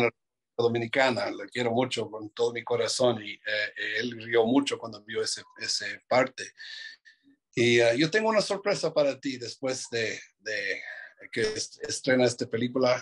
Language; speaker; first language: Spanish; non-native, fluent; English